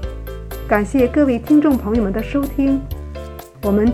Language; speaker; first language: Chinese; native; Chinese